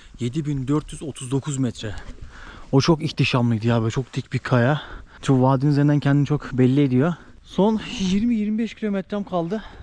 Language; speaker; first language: Turkish; native; Turkish